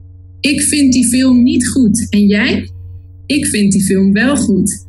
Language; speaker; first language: Dutch; non-native, learner; Spanish